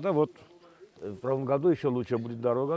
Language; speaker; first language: Russian; non-native, fluent; Georgian